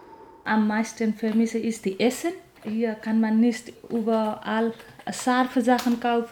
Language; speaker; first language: German; non-native, learner; Nepali